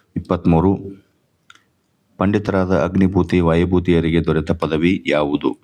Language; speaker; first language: Kannada; native; Kannada